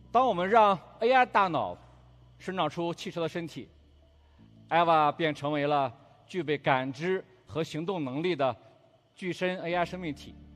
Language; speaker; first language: Chinese; native; Chinese